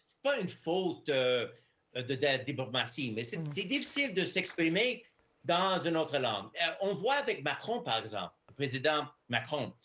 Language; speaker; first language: French; non-native, fluent; English